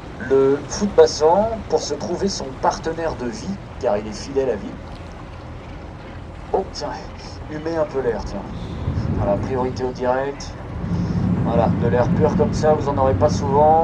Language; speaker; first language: French; native; French